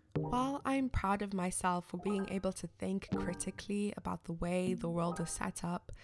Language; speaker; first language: English; non-native, local second language; Shona